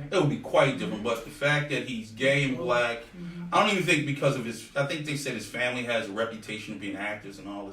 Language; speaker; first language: English; native; English